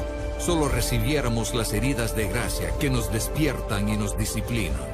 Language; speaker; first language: Spanish; native; Spanish